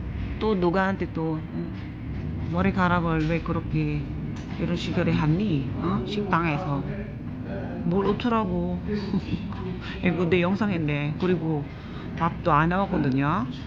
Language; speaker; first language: Korean; non-native, learner; Filipino